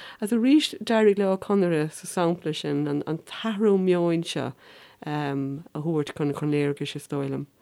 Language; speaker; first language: Irish; native; Irish